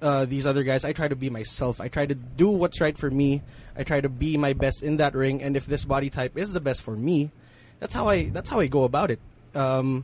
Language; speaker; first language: English; non-native, local second language; Hiligaynon